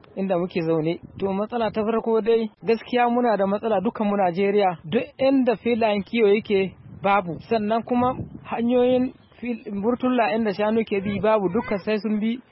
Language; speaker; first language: Hausa; non-native, local second language; Fula